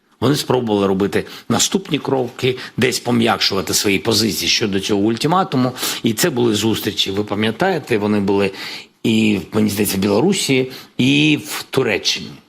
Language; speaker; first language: Ukrainian; non-native, local second language; Russian